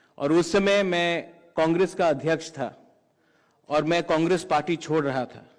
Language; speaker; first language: Hindi; non-native, local second language; Kok Borok